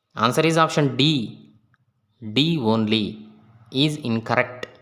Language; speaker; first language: English; non-native, local second language; Telugu